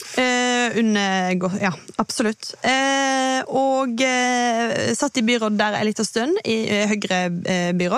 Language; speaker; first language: Norwegian; native; Norwegian